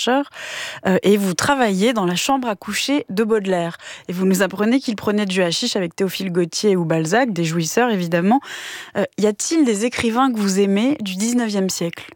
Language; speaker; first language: French; native; French